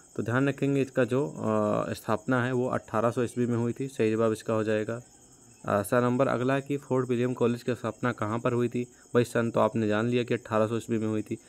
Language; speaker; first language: Hindi; native; Hindi